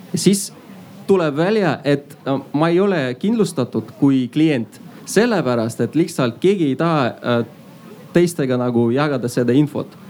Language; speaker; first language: Estonian; non-native, local second language; Russian